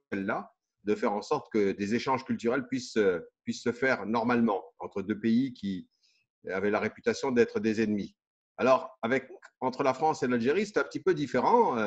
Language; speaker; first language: French; early bilingual, other home language; Kabyle